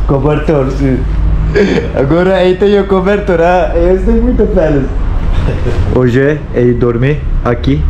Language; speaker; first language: Portuguese; non-native, learner; Turkish